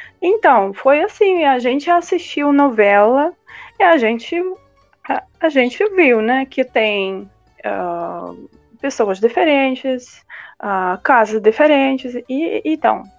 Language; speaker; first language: Portuguese; non-native, fluent; Russian